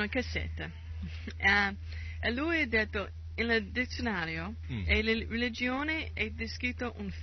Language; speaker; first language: Italian; non-native, learner; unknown